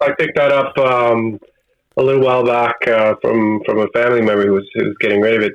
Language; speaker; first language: English; native; English